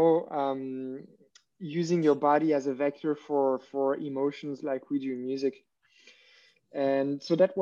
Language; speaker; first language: English; non-native, fluent; French